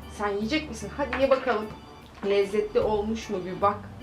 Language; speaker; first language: Turkish; native; Turkish